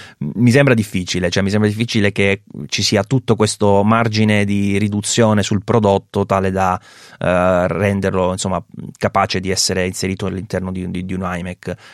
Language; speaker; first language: Italian; native; Italian